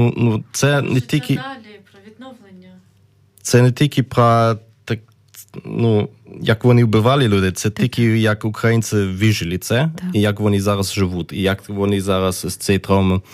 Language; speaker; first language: Ukrainian; early bilingual, heritage; German